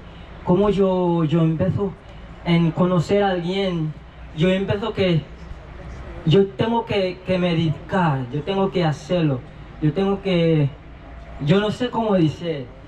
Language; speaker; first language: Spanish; non-native, learner; Portuguese